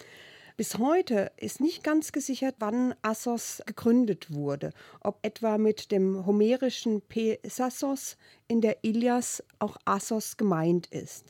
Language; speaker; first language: German; native; German